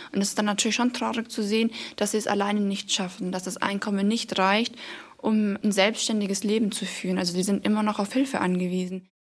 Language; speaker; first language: German; native; German